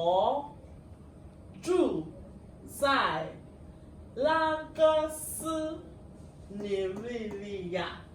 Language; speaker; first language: Chinese; non-native, fluent; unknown